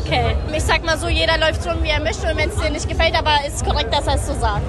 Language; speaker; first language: German; native; German